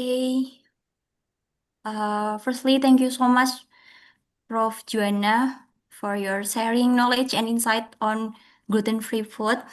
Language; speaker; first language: English; non-native, fluent; Indonesian